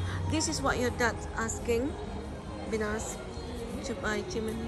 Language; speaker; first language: English; non-native, fluent; Indonesian